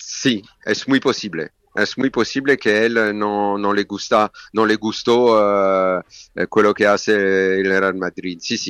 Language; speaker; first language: Spanish; non-native, fluent; French